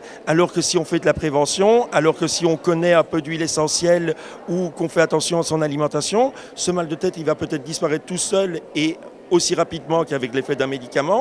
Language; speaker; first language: French; native; French